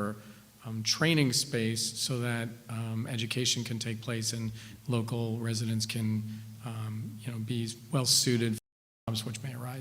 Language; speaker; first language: English; native; English